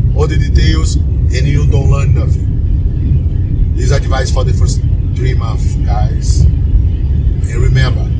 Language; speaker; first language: English; non-native, learner; Portuguese